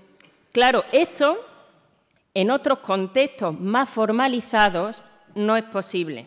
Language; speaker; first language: Spanish; native; Spanish